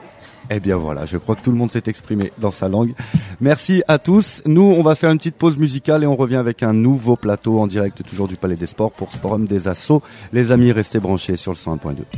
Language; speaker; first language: French; native; French